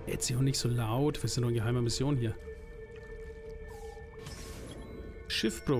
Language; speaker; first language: German; native; German